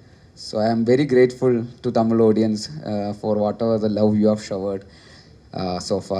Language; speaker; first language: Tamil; non-native, learner; Malayalam